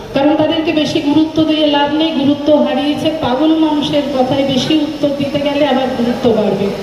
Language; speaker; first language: Bangla; non-native, local second language; Santali